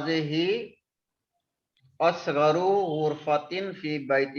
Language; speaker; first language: Arabic; non-native, fluent; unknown